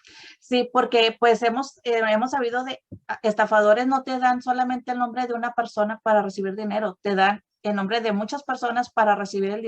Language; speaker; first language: Spanish; native; Spanish